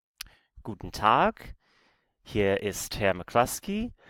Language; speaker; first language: German; non-native, fluent; English